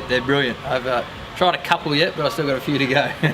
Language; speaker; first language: English; native; English